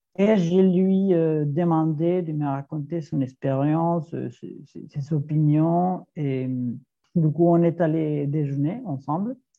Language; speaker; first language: French; non-native, fluent; Spanish